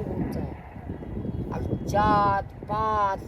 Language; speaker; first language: Hindi; non-native, local second language; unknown